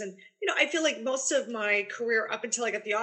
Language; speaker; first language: English; native; English